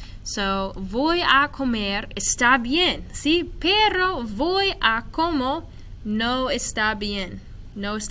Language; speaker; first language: Spanish; non-native, fluent; English